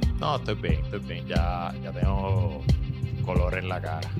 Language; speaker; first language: Spanish; native; Spanish